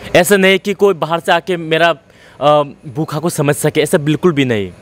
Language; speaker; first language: Hindi; non-native, local second language; Kok Borok